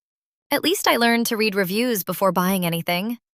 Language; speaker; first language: English; native; English